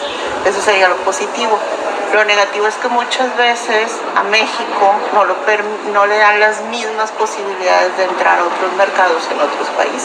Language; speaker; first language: Spanish; native; Spanish